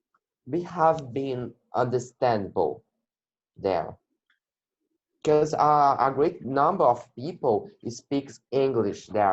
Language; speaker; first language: English; non-native, learner; Portuguese